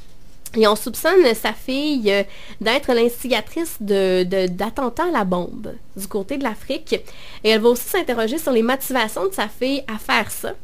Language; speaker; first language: French; native; French